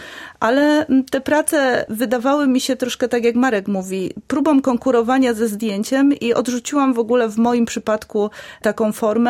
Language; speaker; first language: Polish; native; Polish